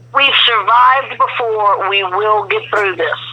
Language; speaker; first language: English; native; English